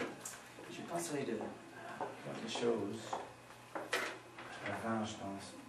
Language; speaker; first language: French; non-native, fluent; English